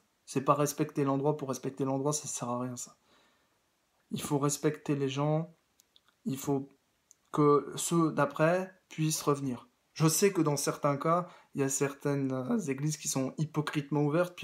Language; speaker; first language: French; native; French